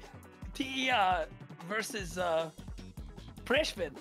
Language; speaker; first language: Russian; non-native, learner; English